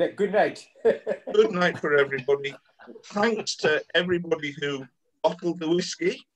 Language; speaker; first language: English; native; English